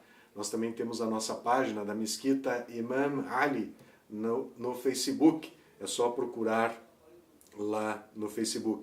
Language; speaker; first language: Portuguese; native; Portuguese